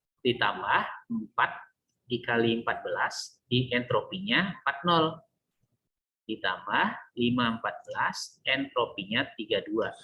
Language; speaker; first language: Indonesian; native; Indonesian